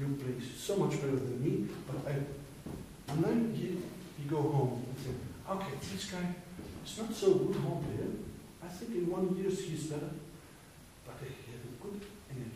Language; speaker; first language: English; non-native, learner; German